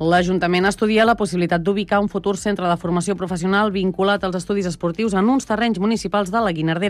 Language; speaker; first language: Catalan; native; Catalan